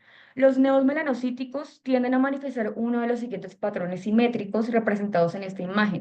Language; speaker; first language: Spanish; native; Spanish